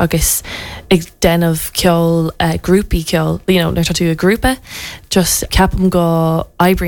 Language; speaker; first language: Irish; non-native, local second language; English